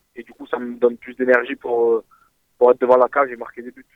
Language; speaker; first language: French; native; French